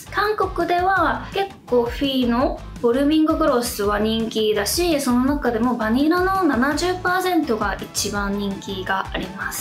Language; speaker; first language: Japanese; non-native, fluent; Korean